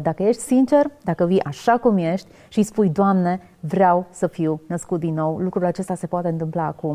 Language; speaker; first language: Romanian; native; Romanian